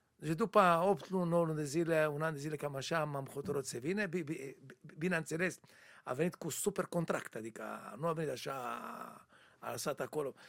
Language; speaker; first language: Romanian; non-native, learner; Hebrew